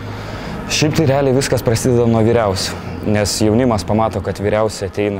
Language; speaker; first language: Lithuanian; native; Lithuanian